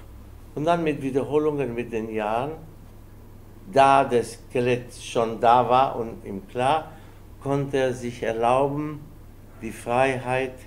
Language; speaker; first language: German; non-native, fluent; Spanish